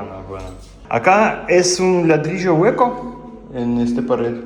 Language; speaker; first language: Spanish; non-native, fluent; Russian